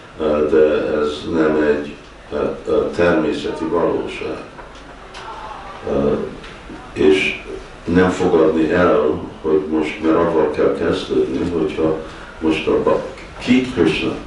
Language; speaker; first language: Hungarian; early bilingual, heritage; Hungarian